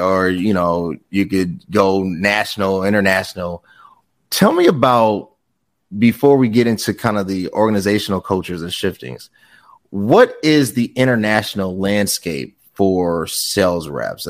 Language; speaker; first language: English; native; English